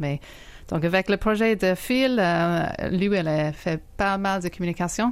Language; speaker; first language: French; non-native, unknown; English